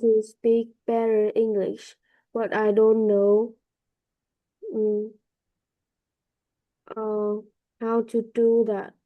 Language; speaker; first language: English; non-native, learner; Vietnamese